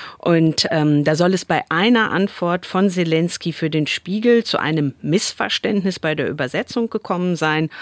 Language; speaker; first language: German; native; German